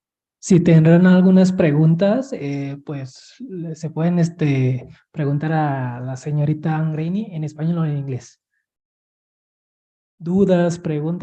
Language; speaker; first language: Spanish; early bilingual, heritage; Spanish